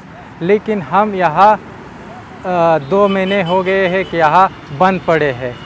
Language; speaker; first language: Hindi; non-native, fluent; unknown